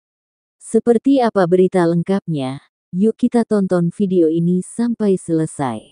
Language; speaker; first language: Indonesian; native; Indonesian